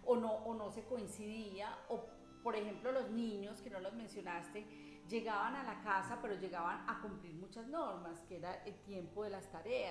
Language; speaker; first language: Spanish; native; Spanish